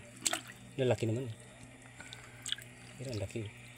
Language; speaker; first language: Filipino; native; Filipino